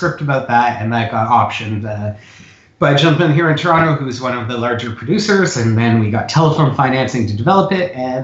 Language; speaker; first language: English; native; English